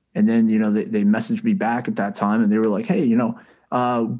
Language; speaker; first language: English; native; English